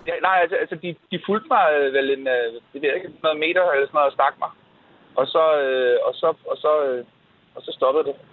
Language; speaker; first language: Danish; native; Danish